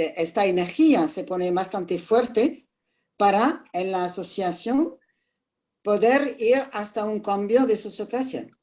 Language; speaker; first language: Spanish; non-native, fluent; French